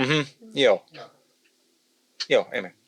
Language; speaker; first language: Icelandic; non-native, learner; German